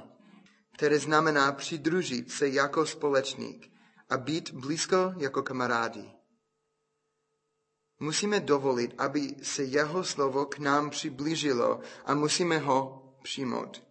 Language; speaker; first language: Czech; non-native, fluent; English